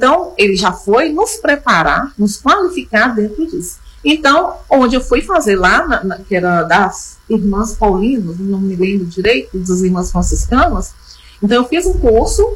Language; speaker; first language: Portuguese; native; Portuguese